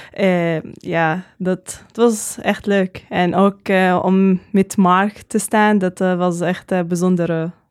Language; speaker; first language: Dutch; non-native, learner; Arabic